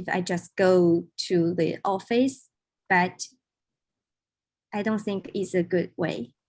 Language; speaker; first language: English; non-native, learner; Chinese